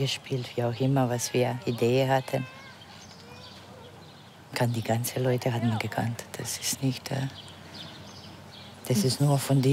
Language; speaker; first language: German; non-native, learner; Bosnian